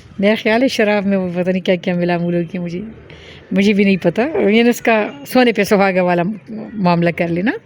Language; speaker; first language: Urdu; non-native, local second language; Pashto